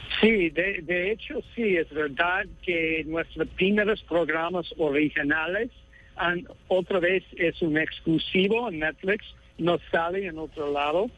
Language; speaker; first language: Spanish; non-native, fluent; English